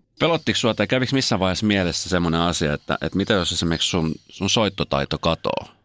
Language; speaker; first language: Finnish; native; Finnish